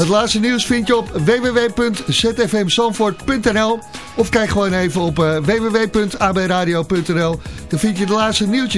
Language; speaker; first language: Dutch; native; Dutch